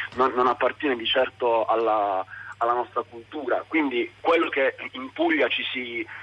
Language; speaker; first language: Italian; native; Italian